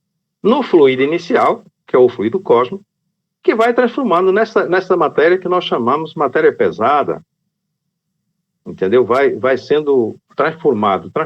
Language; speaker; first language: Portuguese; native; Portuguese